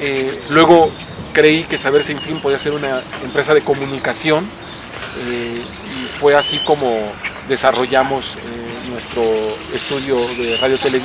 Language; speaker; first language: Spanish; native; Spanish